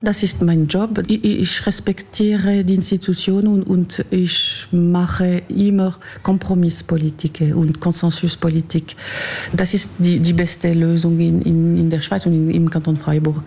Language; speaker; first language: German; non-native, local second language; French